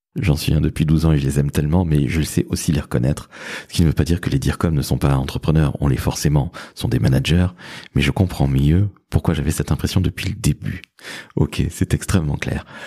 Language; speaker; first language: French; native; French